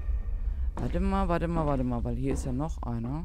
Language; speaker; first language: German; native; German